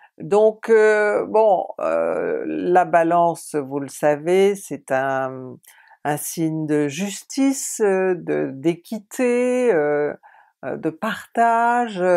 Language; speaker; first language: French; native; French